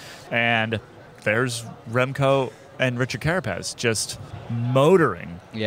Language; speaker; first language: English; native; English